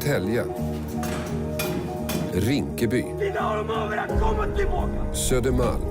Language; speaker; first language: Swedish; native; Swedish